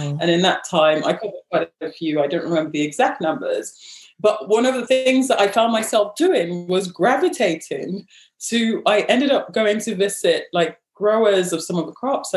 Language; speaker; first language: English; non-native, local second language; Igbo